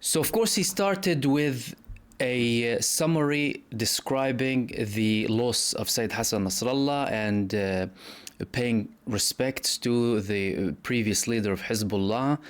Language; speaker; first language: English; non-native, fluent; Arabic